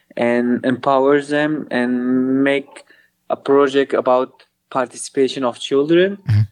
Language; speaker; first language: English; non-native, learner; Arabic